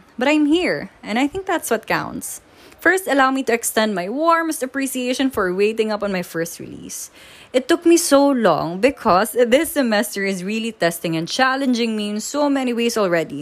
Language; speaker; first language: English; non-native, local second language; Waray